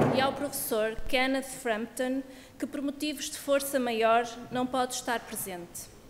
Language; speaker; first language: Portuguese; native; Portuguese